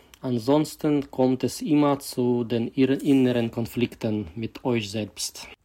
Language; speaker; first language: German; non-native, fluent; Ukrainian